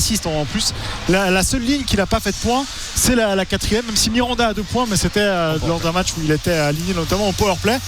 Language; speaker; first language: French; native; French